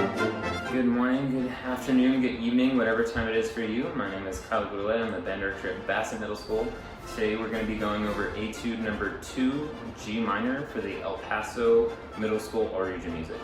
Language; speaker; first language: English; native; English